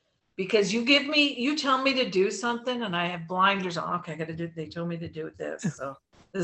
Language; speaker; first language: English; native; English